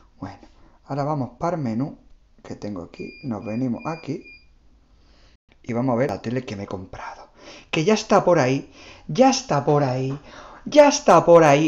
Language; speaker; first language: Spanish; native; Spanish